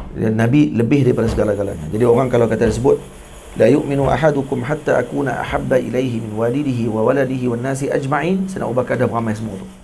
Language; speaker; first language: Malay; native; Malay